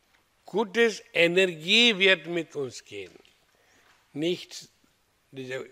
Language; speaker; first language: German; non-native, learner; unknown